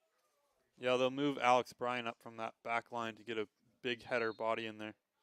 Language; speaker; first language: English; native; English